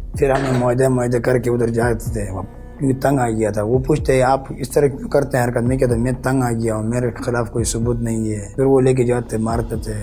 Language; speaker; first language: Urdu; non-native, local second language; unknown